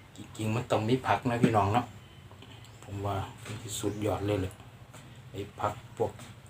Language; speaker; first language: Thai; native; Thai